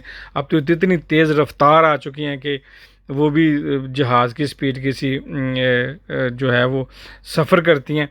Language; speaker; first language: Urdu; native; Urdu